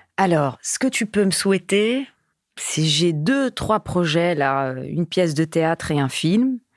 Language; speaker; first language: French; native; French